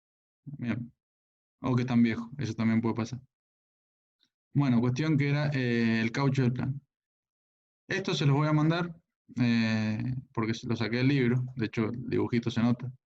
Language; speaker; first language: Spanish; native; Spanish